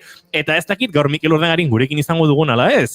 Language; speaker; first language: Basque; native; Basque